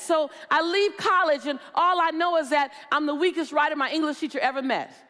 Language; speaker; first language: English; native; English